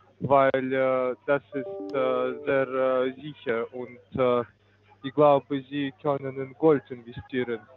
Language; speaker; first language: German; non-native, learner; Russian